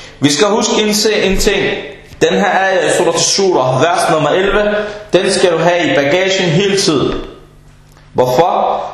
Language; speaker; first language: Danish; non-native, fluent; Arabic